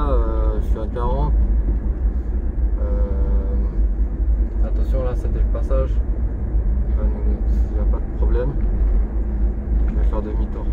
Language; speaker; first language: French; native; French